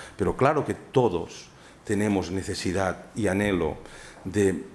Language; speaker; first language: Spanish; non-native, local second language; Catalan